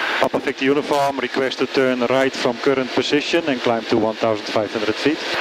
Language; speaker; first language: English; non-native, fluent; Dutch